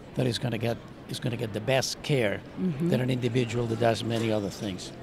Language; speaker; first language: English; non-native, fluent; Spanish